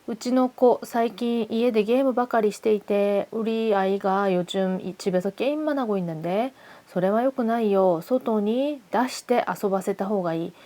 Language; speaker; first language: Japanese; non-native, fluent; Korean